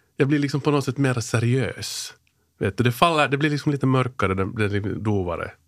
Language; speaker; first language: Swedish; native; Swedish